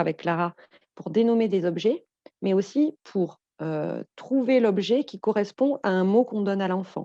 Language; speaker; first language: French; native; French